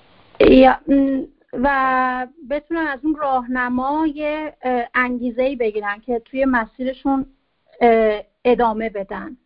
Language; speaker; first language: German; non-native, learner; Persian